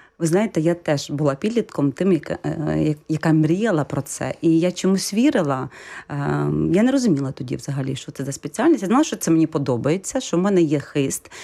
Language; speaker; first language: Ukrainian; native; Ukrainian